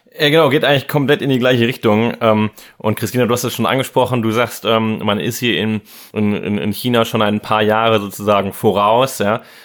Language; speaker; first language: German; native; German